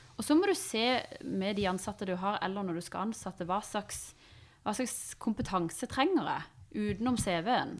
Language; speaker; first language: Norwegian; non-native, fluent; Persian